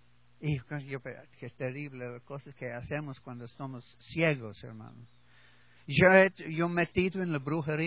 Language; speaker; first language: Spanish; non-native, learner; English